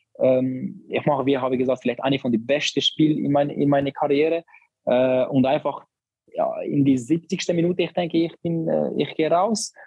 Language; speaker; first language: German; non-native, learner; Albanian